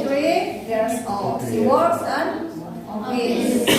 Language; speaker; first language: English; non-native, learner; Indonesian